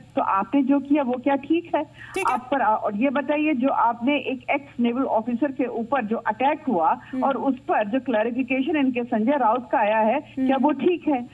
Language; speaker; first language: Hindi; native; Hindi